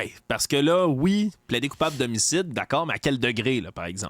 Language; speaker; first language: French; native; French